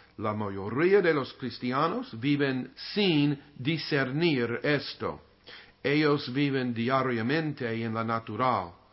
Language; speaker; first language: Spanish; non-native, learner; English